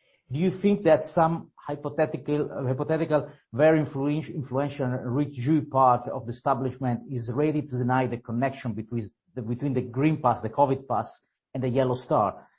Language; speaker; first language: English; non-native, fluent; Italian